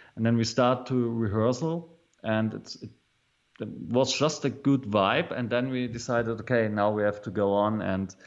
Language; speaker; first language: English; non-native, fluent; German